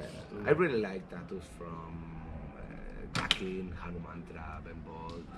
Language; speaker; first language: English; non-native, learner; Spanish